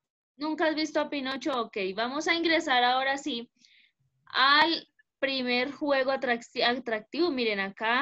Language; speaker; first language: Spanish; native; Spanish